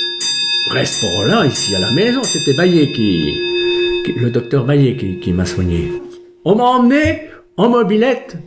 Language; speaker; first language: French; native; French